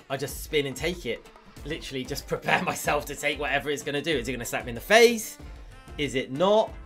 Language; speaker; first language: English; native; English